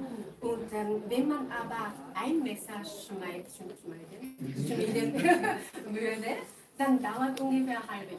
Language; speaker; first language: German; non-native, fluent; Japanese